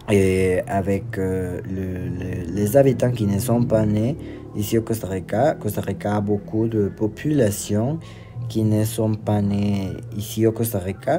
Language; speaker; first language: French; non-native, learner; Spanish